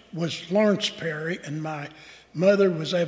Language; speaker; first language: English; native; English